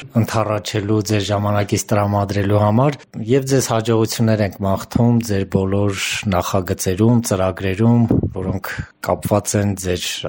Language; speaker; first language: Armenian; native; Armenian